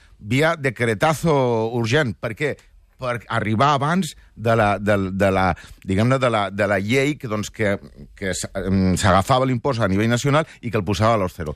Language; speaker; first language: Catalan; non-native, local second language; Spanish